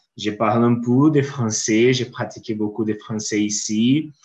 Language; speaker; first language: French; non-native, learner; Portuguese